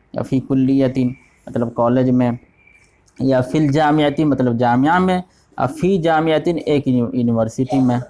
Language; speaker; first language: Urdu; native; Urdu